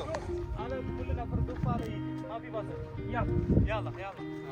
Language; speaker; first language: Arabic; non-native, learner; Malayalam